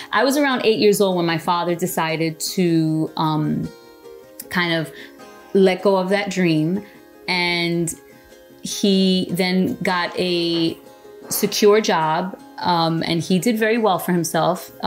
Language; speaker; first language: English; early bilingual, other home language; Spanish